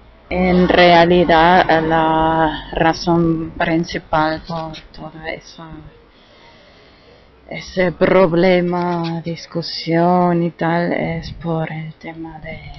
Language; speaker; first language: Spanish; non-native, fluent; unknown